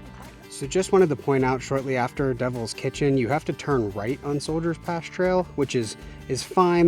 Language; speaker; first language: English; native; English